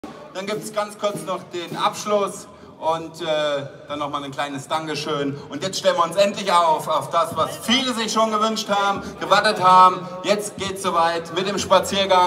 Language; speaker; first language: German; native; German